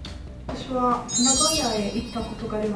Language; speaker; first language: Japanese; non-native, learner; Italian